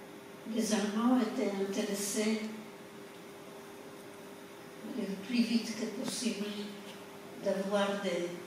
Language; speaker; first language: French; non-native, fluent; Polish